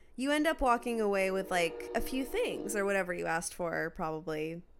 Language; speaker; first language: English; native; English